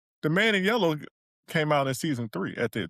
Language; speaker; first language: English; native; English